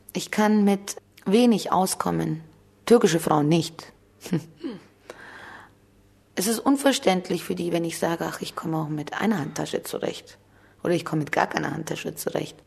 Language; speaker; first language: German; early bilingual, other home language; Turkish